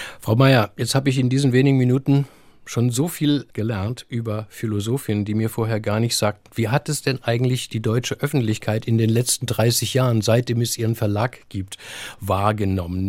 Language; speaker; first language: German; native; German